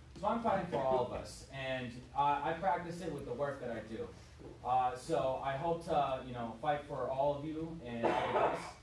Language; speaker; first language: English; early bilingual, other home language; Spanish